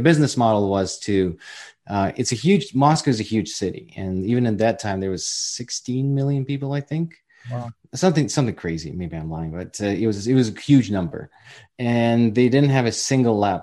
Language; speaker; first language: English; non-native, fluent; Ukrainian